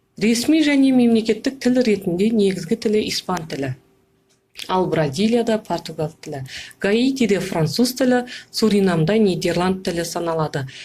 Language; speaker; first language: Kazakh; native; Kazakh